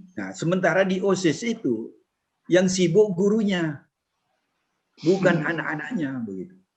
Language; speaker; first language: Indonesian; non-native, local second language; Madurese